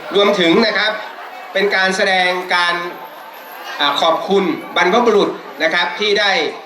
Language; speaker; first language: Thai; non-native, local second language; Hmong